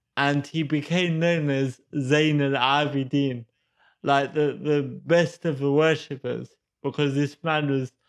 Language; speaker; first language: English; native; English